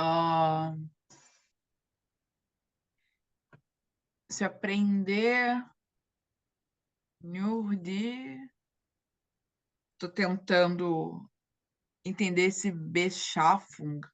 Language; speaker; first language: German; non-native, learner; Portuguese